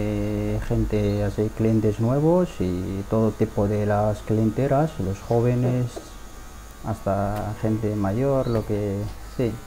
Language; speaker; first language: Spanish; non-native, learner; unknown